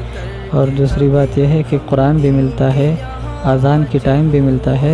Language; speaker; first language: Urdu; non-native, local second language; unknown